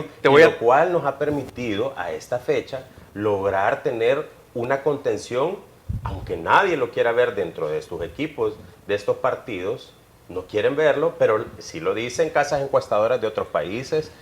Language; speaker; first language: Spanish; native; Spanish